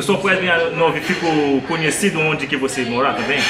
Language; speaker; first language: Portuguese; non-native, fluent; Haitian Creole